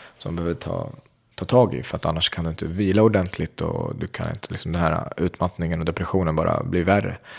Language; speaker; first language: Swedish; early bilingual, other home language; Central Kurdish